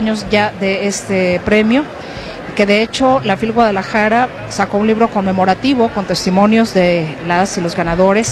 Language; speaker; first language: Spanish; native; Spanish